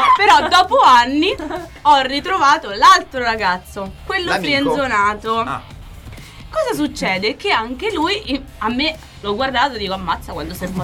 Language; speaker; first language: Italian; native; Italian